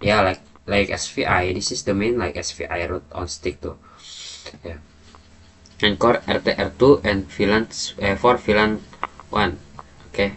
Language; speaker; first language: English; non-native, learner; Indonesian